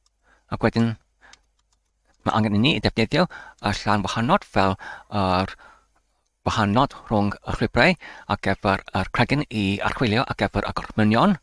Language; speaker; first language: Welsh; non-native, learner; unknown